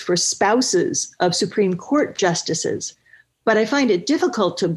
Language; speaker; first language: English; native; English